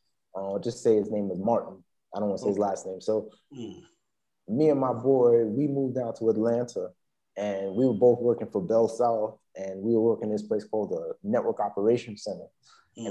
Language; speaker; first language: English; native; English